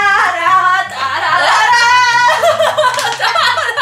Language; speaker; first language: Korean; non-native, fluent; Russian